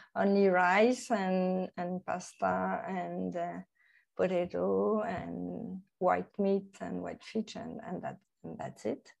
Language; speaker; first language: English; non-native, fluent; French